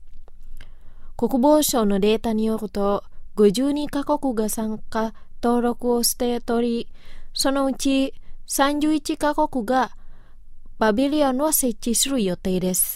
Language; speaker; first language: Japanese; non-native, fluent; Indonesian